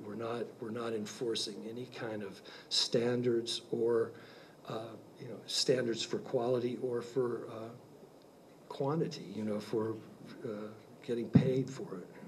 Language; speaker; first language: English; native; English